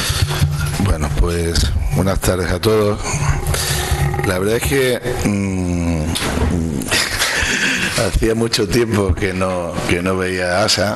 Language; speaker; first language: Spanish; native; Spanish